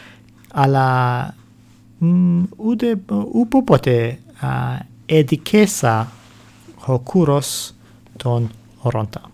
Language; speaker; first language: Greek; non-native, fluent; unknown